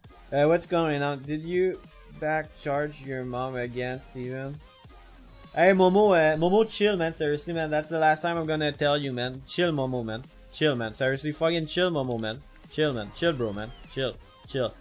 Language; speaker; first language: English; non-native, fluent; French